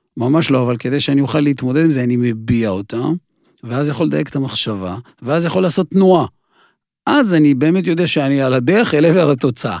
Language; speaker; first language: Hebrew; non-native, fluent; Russian